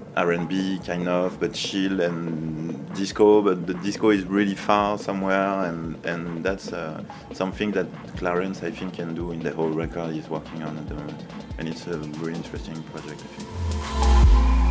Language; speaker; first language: English; non-native, fluent; French